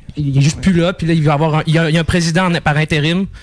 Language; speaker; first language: French; native; French